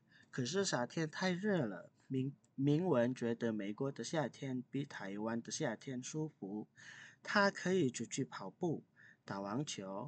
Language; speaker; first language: Chinese; non-native, fluent; Indonesian